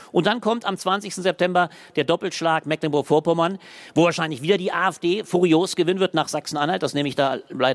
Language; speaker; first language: German; native; German